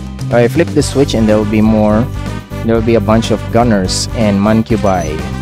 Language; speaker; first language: English; non-native, local second language; Filipino